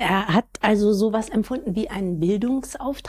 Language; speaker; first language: German; native; German